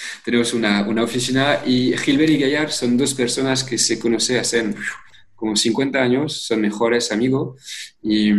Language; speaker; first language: Spanish; non-native, fluent; French